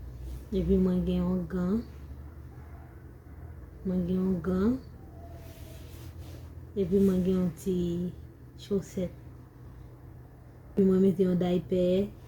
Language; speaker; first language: French; non-native, learner; Haitian Creole